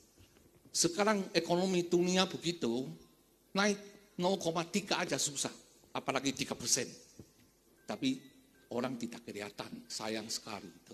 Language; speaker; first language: Indonesian; non-native, fluent; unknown